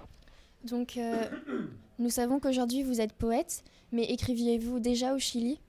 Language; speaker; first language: French; native; French